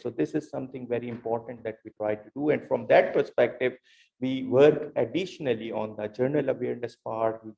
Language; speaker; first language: English; non-native, local second language; Urdu